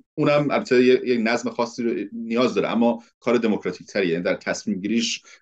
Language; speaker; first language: Persian; early bilingual, heritage; Persian